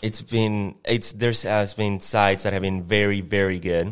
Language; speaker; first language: English; non-native, fluent; Spanish